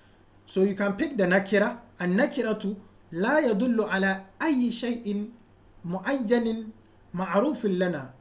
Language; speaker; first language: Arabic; non-native, fluent; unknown